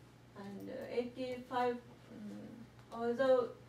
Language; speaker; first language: English; non-native, learner; Japanese